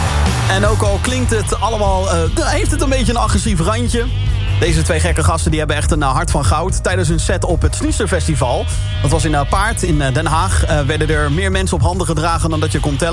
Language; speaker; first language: Dutch; native; Dutch